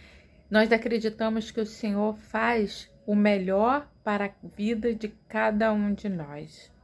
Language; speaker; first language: Portuguese; native; Portuguese